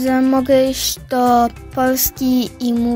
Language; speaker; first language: Polish; early bilingual, heritage; Polish